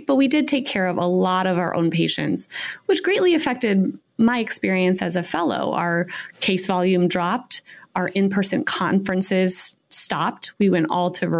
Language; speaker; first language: English; native; English